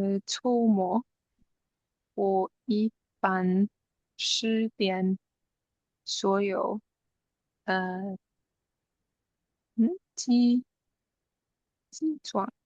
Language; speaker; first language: Chinese; non-native, learner; English